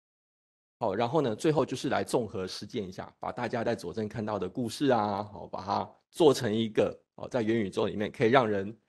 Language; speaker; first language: Chinese; native; Chinese